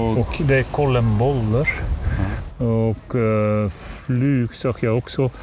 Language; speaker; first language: Swedish; non-native, learner; Dutch